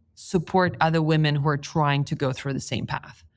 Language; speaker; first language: English; non-native, fluent; Lithuanian